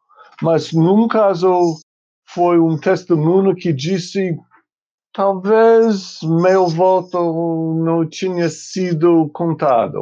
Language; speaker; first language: Portuguese; non-native, fluent; English